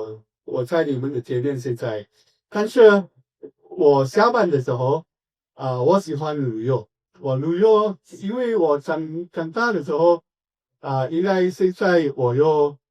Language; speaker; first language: Chinese; non-native, learner; English